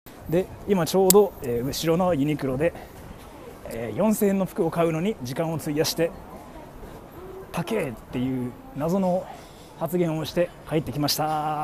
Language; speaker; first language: Japanese; early bilingual, heritage; Japanese